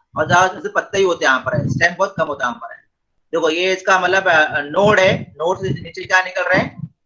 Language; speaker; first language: Hindi; non-native, local second language; Marathi